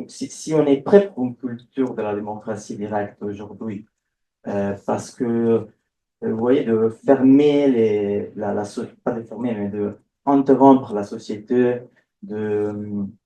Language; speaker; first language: French; non-native, fluent; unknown